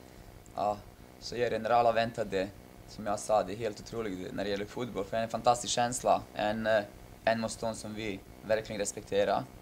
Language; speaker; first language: Swedish; non-native, fluent; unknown